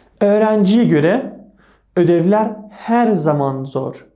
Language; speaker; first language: Turkish; non-native, fluent; Persian